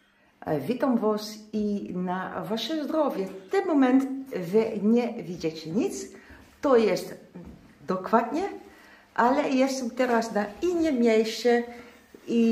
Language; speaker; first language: Polish; non-native, learner; Dutch